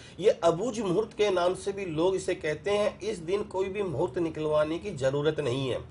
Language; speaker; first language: Hindi; native; Hindi